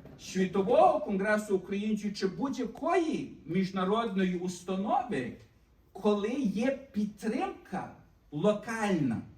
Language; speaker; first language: Ukrainian; early bilingual, heritage; Ukrainian